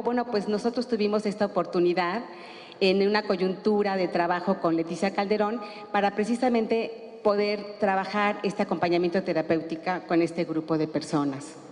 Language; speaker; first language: Spanish; native; Spanish